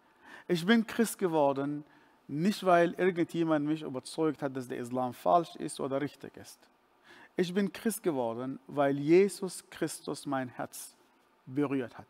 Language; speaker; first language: German; non-native, fluent; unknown